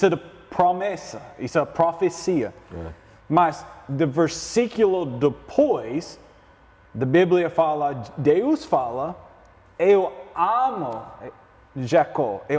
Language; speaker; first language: Portuguese; non-native, learner; English